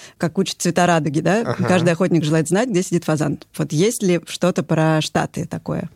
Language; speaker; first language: Russian; native; Russian